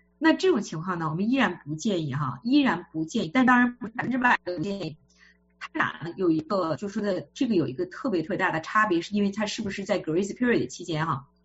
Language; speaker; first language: Chinese; native; Chinese